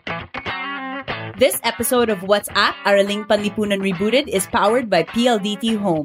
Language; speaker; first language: English; non-native, local second language; Filipino